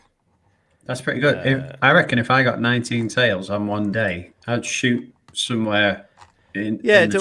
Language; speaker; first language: English; native; English